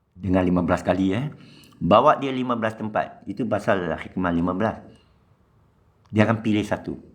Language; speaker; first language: Malay; non-native, local second language; Chinese